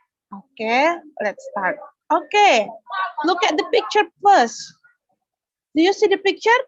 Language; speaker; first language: English; non-native, learner; Indonesian